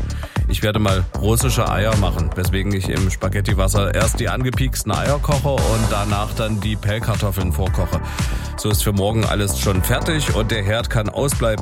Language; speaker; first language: German; native; German